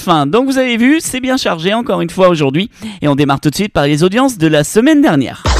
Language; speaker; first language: French; native; French